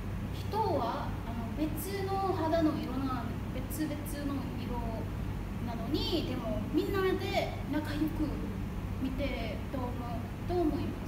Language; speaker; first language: Japanese; non-native, learner; Malay